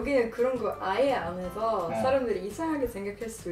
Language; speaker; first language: Korean; non-native, fluent; Swedish